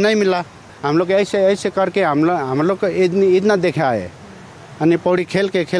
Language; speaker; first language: Hindi; non-native, learner; Nepali